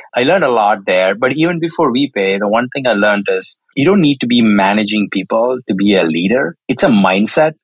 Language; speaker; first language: English; non-native, local second language; Tamil